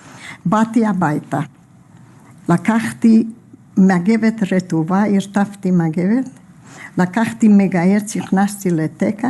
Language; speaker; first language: Hebrew; non-native, fluent; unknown